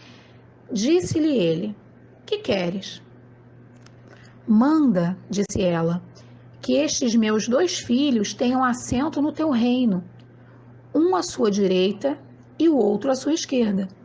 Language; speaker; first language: Portuguese; native; Portuguese